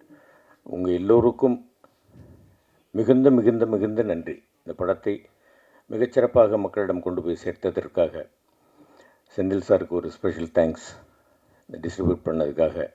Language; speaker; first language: Tamil; native; Tamil